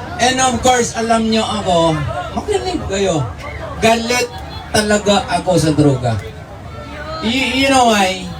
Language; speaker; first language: Filipino; non-native, local second language; Cebuano